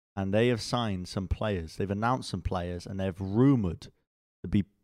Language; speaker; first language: English; native; English